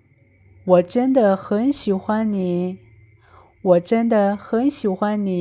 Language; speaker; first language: Chinese; non-native, fluent; Lao